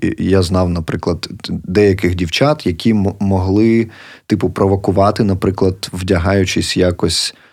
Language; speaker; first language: Ukrainian; native; Ukrainian